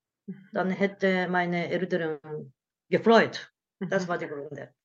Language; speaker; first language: German; non-native, learner; Japanese